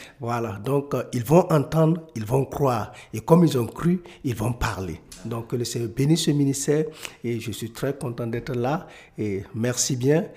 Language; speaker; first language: French; non-native, local second language; Mossi